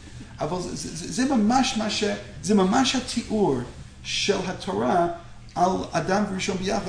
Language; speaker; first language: Hebrew; non-native, fluent; English